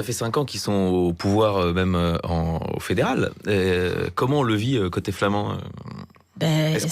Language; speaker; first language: French; native; French